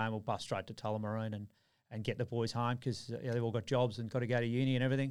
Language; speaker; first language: English; native; English